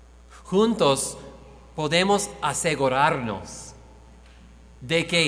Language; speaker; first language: Spanish; non-native, fluent; English